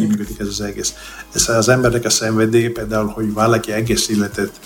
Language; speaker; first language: Hungarian; non-native, learner; Greek